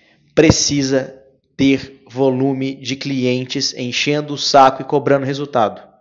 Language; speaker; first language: Portuguese; native; Portuguese